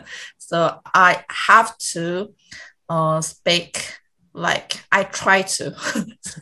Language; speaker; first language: English; non-native, learner; Korean